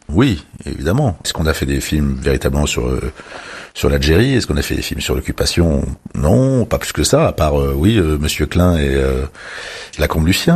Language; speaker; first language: French; native; French